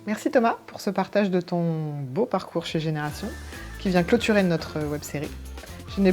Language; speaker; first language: French; native; French